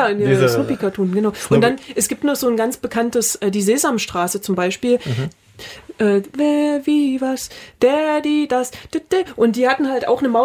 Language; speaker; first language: German; native; German